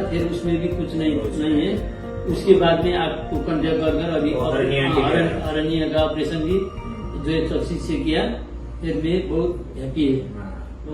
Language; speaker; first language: Hindi; non-native, learner; Nepali